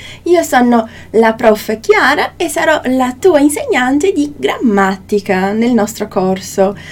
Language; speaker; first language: Italian; non-native, fluent; Portuguese